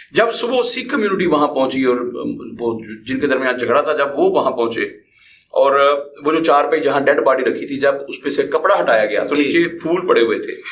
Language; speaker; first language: Urdu; non-native, local second language; Punjabi